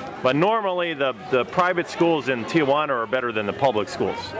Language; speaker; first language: English; native; English